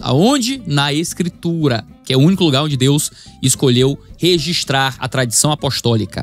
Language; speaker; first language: Portuguese; native; Portuguese